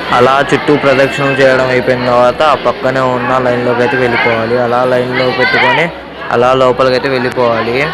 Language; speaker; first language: Telugu; non-native, local second language; Urdu